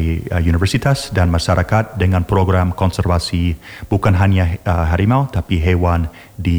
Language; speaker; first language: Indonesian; non-native, learner; English